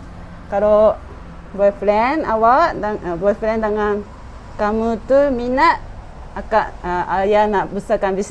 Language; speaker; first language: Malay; non-native, fluent; Japanese